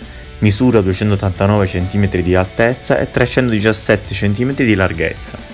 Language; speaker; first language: Italian; native; Italian